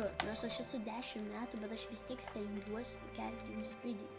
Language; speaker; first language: Lithuanian; native; Lithuanian